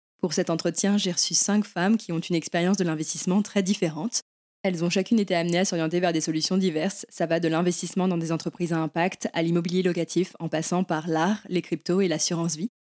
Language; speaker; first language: French; early bilingual, other home language; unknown